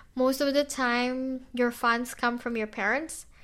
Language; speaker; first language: English; non-native, fluent; Indonesian